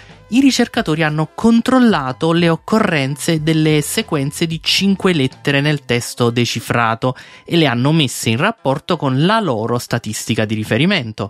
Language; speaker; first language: Italian; native; Italian